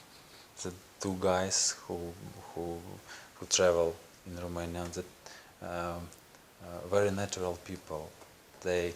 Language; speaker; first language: English; non-native, learner; Ukrainian